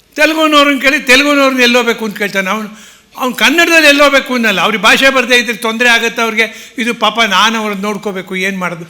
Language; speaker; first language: Kannada; early bilingual, heritage; Kannada